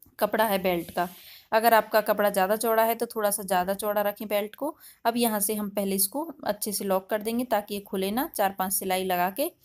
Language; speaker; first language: Hindi; native; Hindi